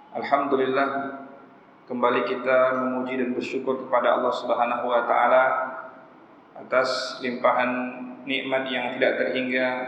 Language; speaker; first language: Malay; non-native, local second language; Achinese